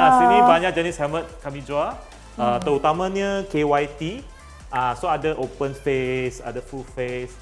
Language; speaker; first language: Malay; native; Malay